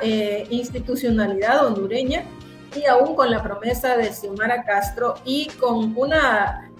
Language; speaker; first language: Spanish; native; Spanish